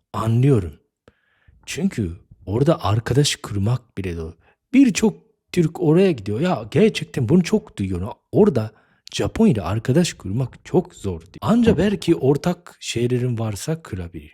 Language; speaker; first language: Turkish; non-native, fluent; Japanese